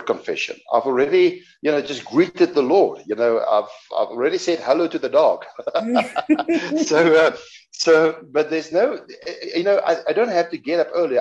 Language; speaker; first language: English; non-native, local second language; Afrikaans